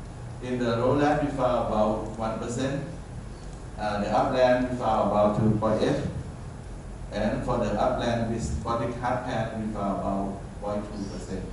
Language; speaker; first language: English; non-native, learner; Thai